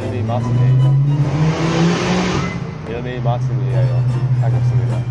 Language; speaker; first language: Korean; non-native, learner; English